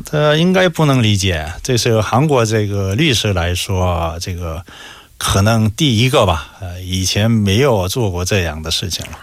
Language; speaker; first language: Chinese; non-native, fluent; Korean